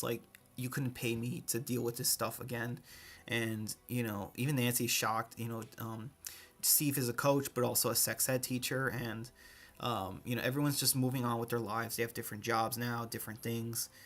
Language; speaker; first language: English; native; English